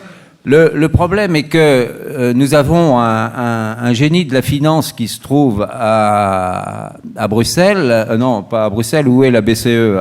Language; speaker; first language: French; native; French